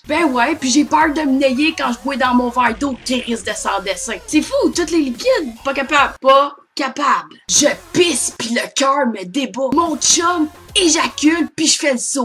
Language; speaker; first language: French; native; French